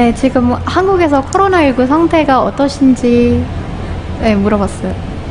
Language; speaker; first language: Korean; non-native, fluent; Indonesian